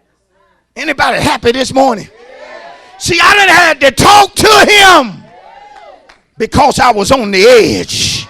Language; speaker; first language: English; native; English